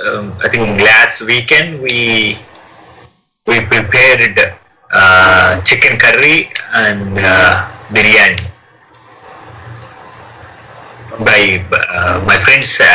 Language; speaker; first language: English; non-native, learner; Telugu